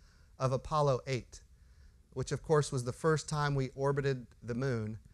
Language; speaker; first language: English; native; English